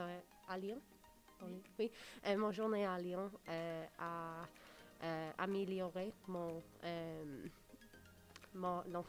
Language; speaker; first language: French; non-native, learner; English